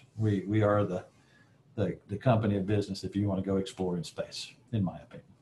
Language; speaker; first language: English; native; English